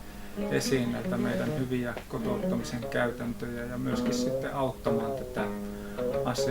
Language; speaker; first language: Finnish; native; Finnish